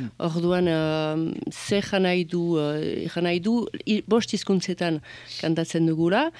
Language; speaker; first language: Basque; early bilingual, heritage; Basque